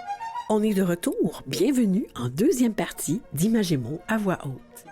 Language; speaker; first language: French; native; French